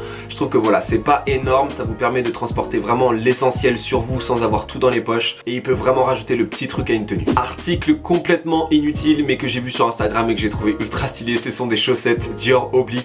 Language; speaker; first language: French; native; French